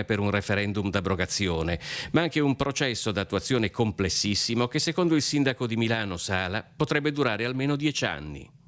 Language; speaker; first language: Italian; native; Italian